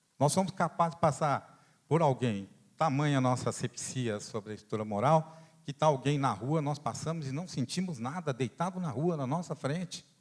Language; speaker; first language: Portuguese; non-native, fluent; Italian